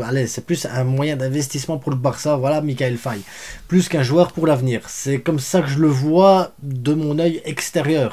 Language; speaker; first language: French; native; French